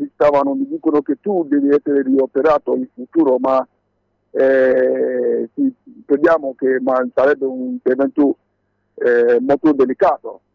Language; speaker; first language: Italian; non-native, fluent; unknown